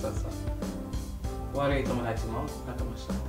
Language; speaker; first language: Japanese; non-native, fluent; English